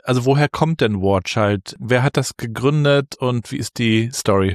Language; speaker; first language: German; native; German